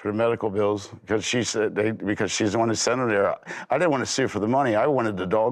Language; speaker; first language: English; native; English